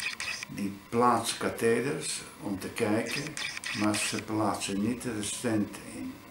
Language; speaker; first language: Dutch; non-native, fluent; Italian